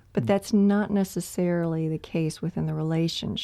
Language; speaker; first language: English; native; English